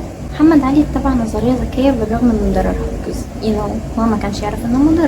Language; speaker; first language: Arabic; native; Arabic